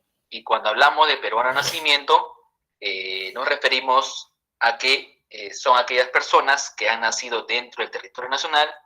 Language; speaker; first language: Spanish; native; Spanish